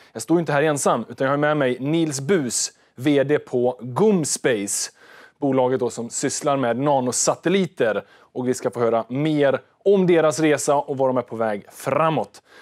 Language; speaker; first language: Swedish; native; Swedish